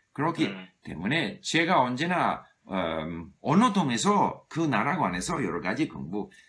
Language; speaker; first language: Korean; non-native, learner; English